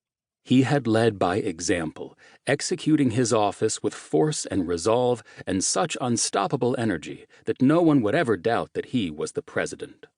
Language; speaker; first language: English; native; English